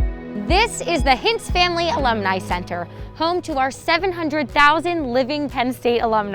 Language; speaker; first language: English; native; English